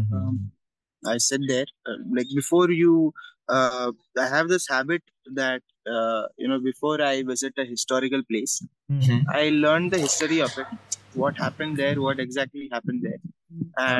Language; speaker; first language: English; non-native, local second language; Malayalam